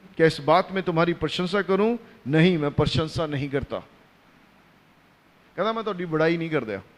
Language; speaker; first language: Hindi; non-native, local second language; Punjabi